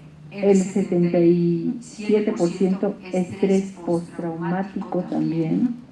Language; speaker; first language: Spanish; native; Spanish